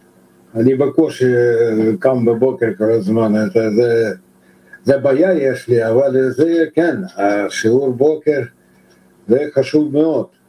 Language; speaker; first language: Hebrew; non-native, fluent; Russian